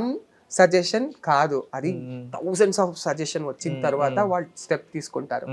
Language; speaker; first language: Telugu; non-native, learner; Kannada